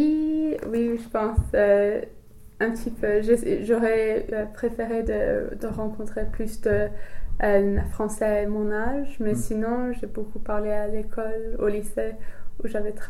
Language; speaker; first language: French; non-native, learner; English